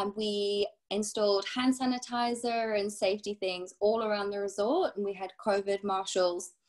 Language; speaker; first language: English; native; English